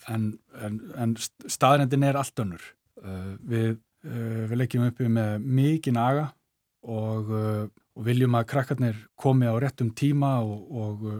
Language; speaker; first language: Icelandic; native; Icelandic